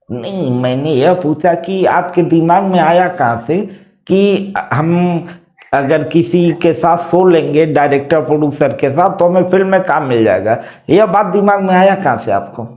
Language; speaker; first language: Hindi; native; Hindi